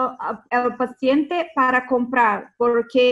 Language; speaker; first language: Spanish; non-native, fluent; Portuguese